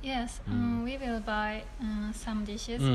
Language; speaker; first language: English; non-native, learner; Japanese